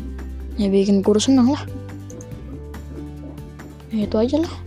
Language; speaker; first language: Indonesian; native; Indonesian